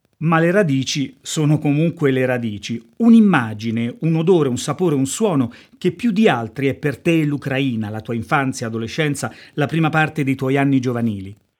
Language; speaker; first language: Italian; native; Italian